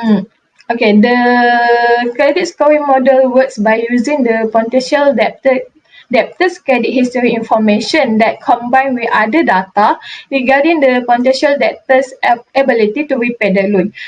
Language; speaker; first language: English; non-native, local second language; Malay